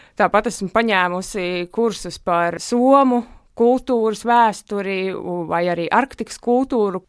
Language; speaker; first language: Latvian; native; Latvian